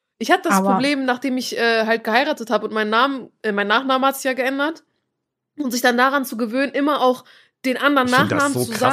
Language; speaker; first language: German; native; German